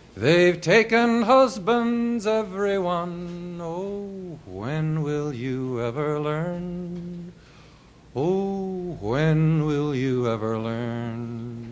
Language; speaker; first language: French; native; French